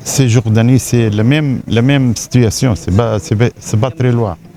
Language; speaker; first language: French; non-native, learner; Arabic